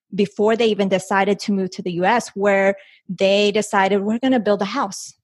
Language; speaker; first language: English; early bilingual, other home language; Spanish